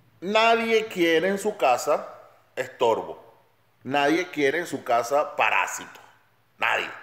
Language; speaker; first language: Spanish; native; Spanish